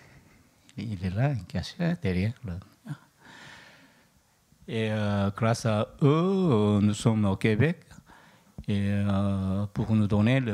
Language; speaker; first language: French; non-native, learner; Korean